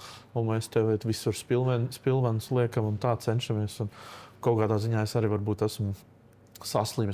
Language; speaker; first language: Latvian; native; Latvian